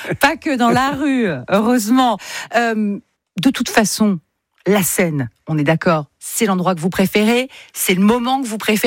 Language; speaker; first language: French; native; French